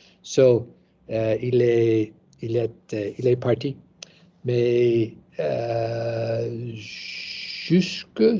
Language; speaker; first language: French; non-native, learner; English